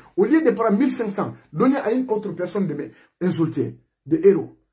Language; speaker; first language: French; non-native, local second language; Mandingo